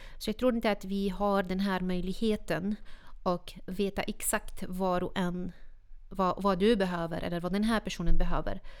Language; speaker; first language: Swedish; non-native, fluent; Arabic